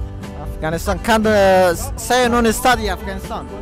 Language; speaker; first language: Swedish; non-native, learner; Persian